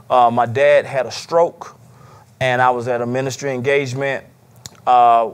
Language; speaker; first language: English; native; English